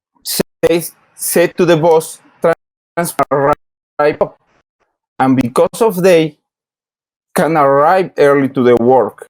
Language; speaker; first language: English; non-native, learner; Spanish